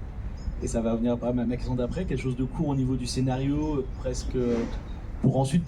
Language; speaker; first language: French; native; French